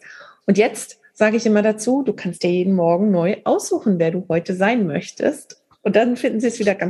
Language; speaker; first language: German; native; German